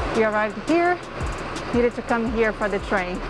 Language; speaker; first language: English; non-native, fluent; Portuguese